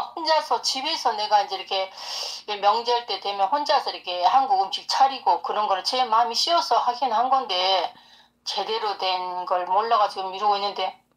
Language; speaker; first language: Korean; native; Korean